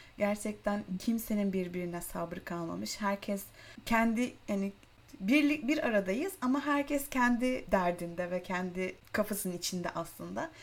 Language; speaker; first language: Turkish; native; Turkish